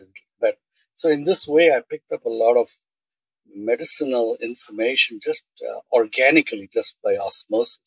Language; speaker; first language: English; non-native, local second language; Tamil